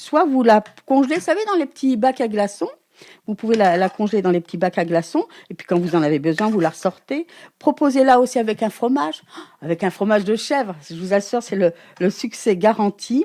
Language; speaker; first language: French; native; French